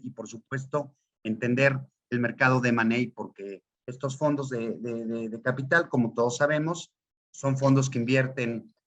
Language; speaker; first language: Spanish; native; Spanish